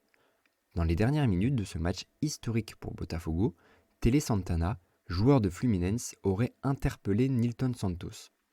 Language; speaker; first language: French; native; French